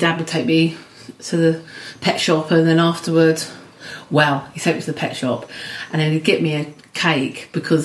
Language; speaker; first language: English; native; English